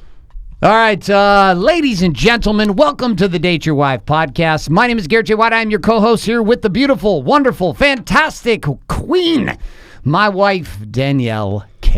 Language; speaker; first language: English; native; English